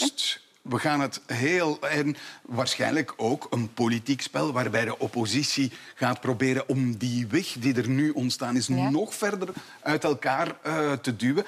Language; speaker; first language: Dutch; native; Dutch